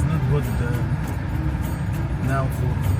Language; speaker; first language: English; non-native, learner; Arabic